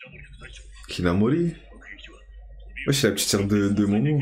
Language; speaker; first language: French; native; French